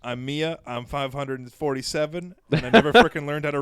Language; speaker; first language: English; native; English